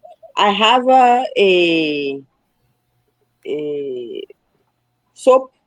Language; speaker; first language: English; non-native, learner; French